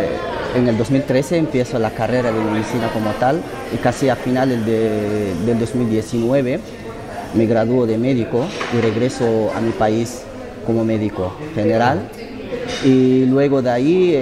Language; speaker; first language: Spanish; non-native, fluent; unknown